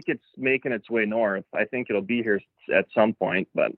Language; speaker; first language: English; native; English